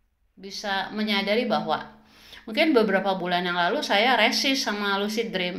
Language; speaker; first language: Indonesian; native; Indonesian